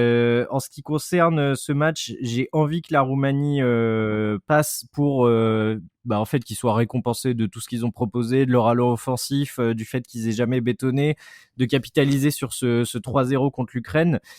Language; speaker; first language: French; native; French